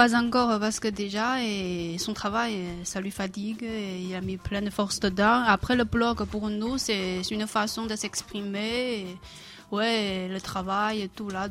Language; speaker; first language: French; non-native, fluent; Chinese